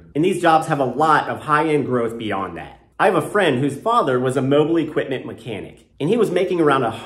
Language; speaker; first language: English; native; English